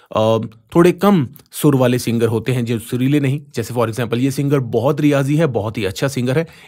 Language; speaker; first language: Hindi; native; Hindi